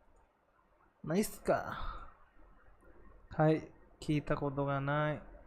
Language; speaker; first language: Japanese; non-native, learner; Hindi